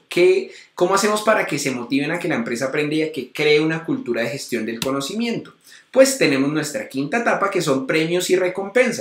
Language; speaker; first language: Spanish; native; Spanish